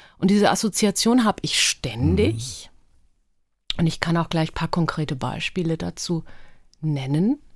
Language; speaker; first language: German; early bilingual, other home language; Hebrew